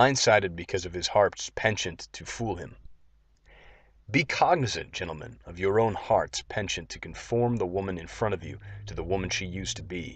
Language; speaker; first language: English; native; English